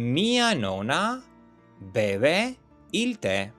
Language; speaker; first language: Italian; non-native, learner; Albanian